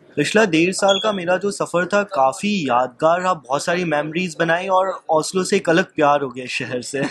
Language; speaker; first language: Hindi; native; Hindi